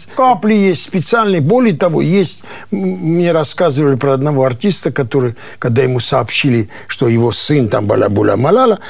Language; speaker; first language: Russian; non-native, local second language; Armenian